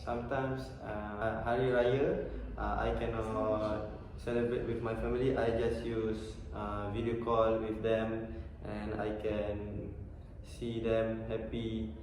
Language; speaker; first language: English; non-native, learner; Malay